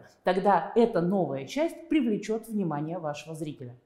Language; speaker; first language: Russian; native; Russian